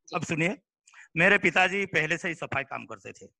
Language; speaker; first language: Hindi; non-native, local second language; Gujarati